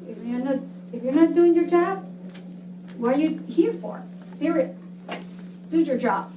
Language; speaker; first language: English; non-native, fluent; Spanish